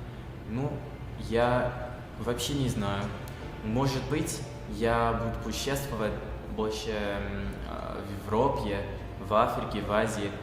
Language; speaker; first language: Russian; non-native, fluent; English